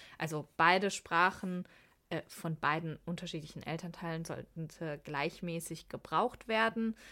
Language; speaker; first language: German; early bilingual, other home language; Persian